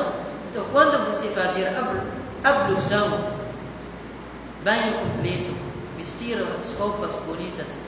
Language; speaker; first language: Portuguese; non-native, fluent; Arabic